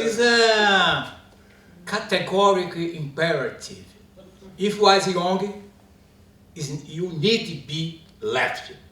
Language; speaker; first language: English; non-native, learner; Portuguese